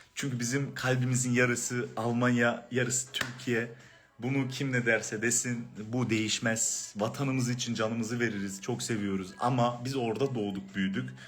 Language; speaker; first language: Turkish; early bilingual, heritage; Turkish